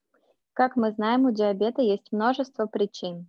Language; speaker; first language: Russian; native; Russian